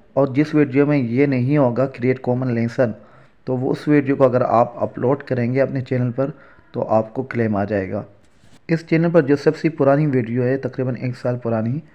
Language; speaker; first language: Urdu; native; Urdu